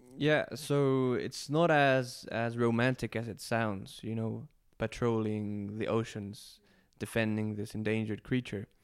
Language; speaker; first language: English; non-native, fluent; Spanish